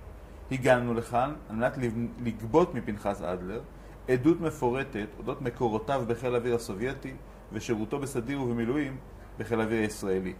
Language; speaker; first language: Hebrew; native; Hebrew